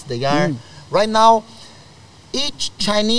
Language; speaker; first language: English; non-native, learner; Portuguese